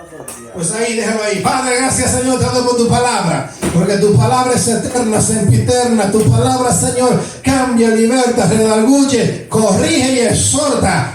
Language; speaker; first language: Spanish; native; Spanish